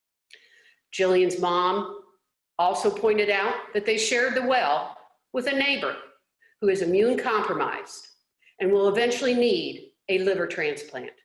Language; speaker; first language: English; native; English